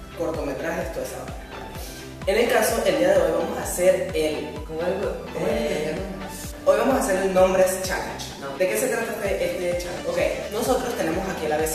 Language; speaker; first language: Spanish; native; Spanish